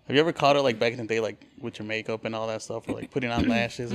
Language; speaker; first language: English; early bilingual, other home language; Spanish